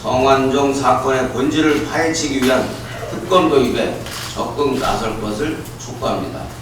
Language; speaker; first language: Korean; native; Korean